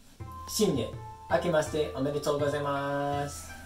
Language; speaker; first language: Japanese; non-native, learner; English